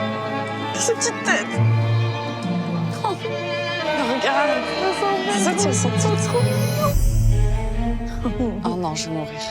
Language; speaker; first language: French; native; French